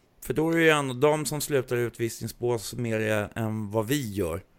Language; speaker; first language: Swedish; native; Swedish